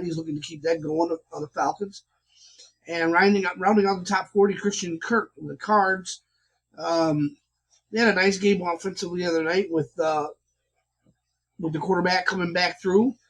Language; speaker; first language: English; native; English